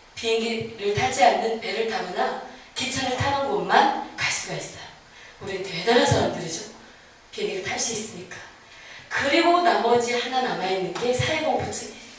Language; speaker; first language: Korean; native; Korean